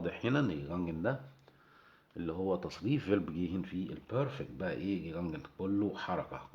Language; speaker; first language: Arabic; native; Arabic